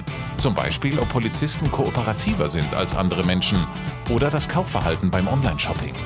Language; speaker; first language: German; native; German